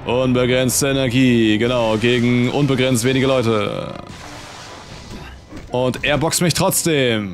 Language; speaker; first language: German; native; German